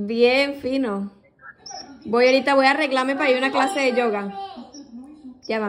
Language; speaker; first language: Spanish; native; Spanish